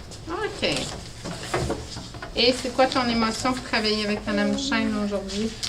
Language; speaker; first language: French; native; French